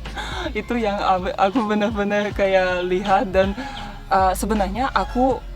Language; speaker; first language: Indonesian; non-native, fluent; Russian